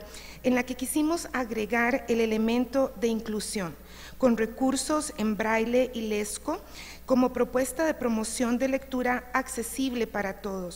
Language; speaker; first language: Spanish; native; Spanish